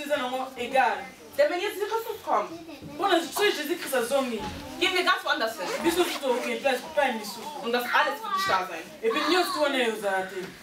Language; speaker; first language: German; early bilingual, heritage; Lingala